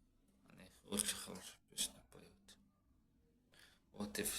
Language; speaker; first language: Russian; non-native, learner; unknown